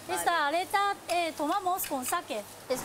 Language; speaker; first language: Spanish; non-native, learner; Japanese